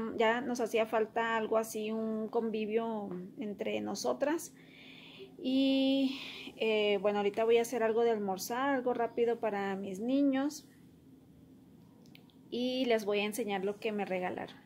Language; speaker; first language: Spanish; early bilingual, heritage; Spanish